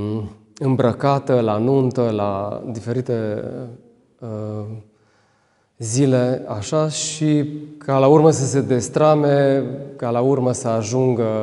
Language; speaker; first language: Romanian; native; Romanian